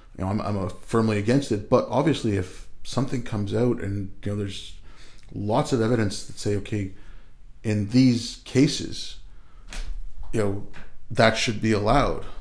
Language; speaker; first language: English; early bilingual, other home language; Urdu